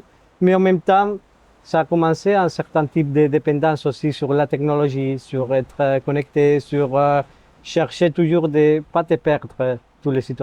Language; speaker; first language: French; non-native, fluent; Spanish